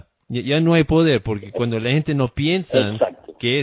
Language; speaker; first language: Spanish; non-native, fluent; English